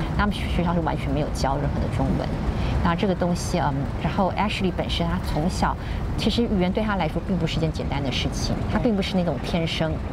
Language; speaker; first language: Chinese; native; Chinese